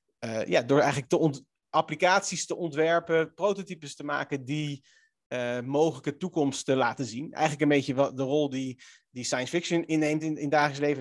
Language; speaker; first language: Dutch; native; Dutch